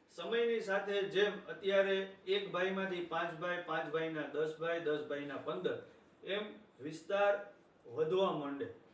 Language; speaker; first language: Gujarati; native; Gujarati